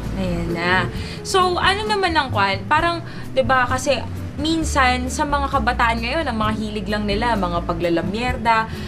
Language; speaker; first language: Filipino; non-native, local second language; Iloko